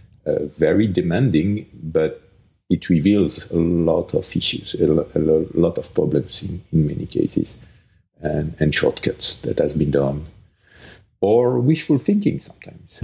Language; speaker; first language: English; non-native, fluent; French